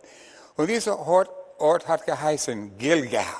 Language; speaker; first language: German; non-native, fluent; English